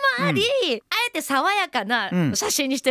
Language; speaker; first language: Japanese; native; Japanese